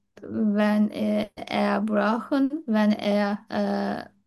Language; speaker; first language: German; non-native, learner; Turkish